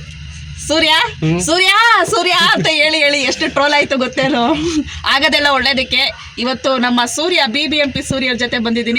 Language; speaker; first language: Kannada; native; Kannada